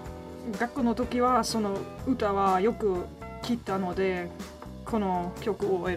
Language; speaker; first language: Japanese; non-native, learner; German